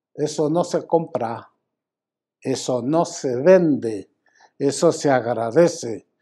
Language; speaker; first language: Spanish; native; Spanish